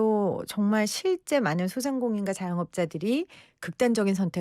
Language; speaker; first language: Korean; native; Korean